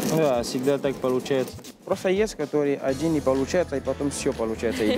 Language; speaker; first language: Russian; non-native, learner; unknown